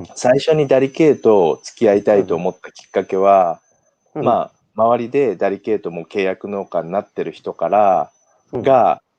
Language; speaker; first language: Japanese; native; Japanese